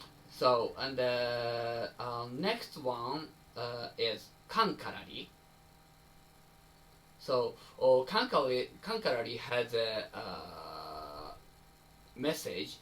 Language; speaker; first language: English; non-native, learner; Japanese